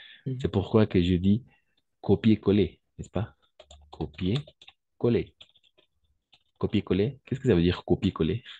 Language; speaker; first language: French; non-native, fluent; Spanish